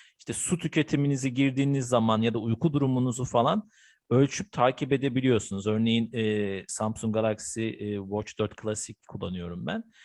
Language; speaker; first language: Turkish; native; Turkish